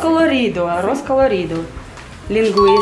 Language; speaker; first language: Portuguese; non-native, fluent; Russian